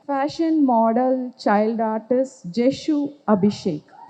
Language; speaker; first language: Tamil; native; Tamil